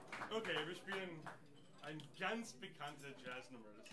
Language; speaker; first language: German; non-native, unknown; English